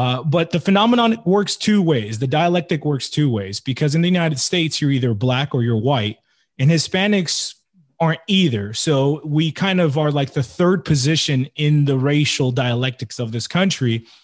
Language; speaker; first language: English; native; English